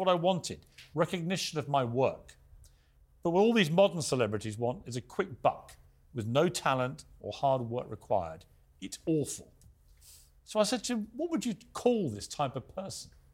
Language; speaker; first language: English; native; English